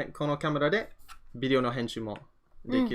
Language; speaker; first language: Japanese; non-native, learner; English